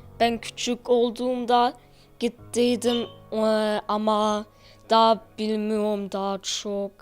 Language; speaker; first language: Turkish; early bilingual, heritage; Turkish